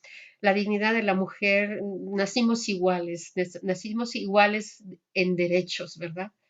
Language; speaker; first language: Spanish; native; Spanish